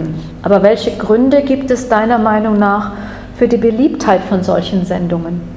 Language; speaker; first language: German; non-native, fluent; English